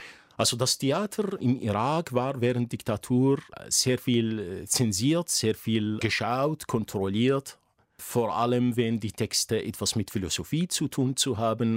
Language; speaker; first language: German; non-native, fluent; Arabic